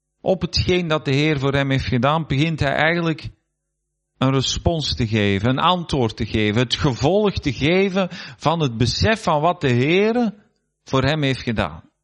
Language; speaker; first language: Dutch; native; Dutch